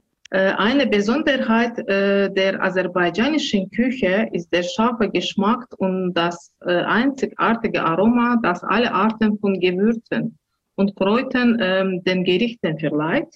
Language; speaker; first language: German; non-native, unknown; Azerbaijani